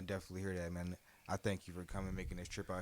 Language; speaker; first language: English; native; English